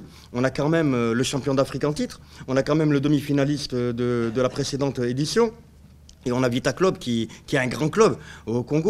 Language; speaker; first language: French; native; French